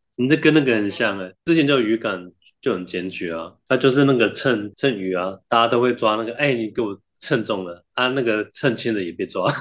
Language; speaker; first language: Chinese; native; Chinese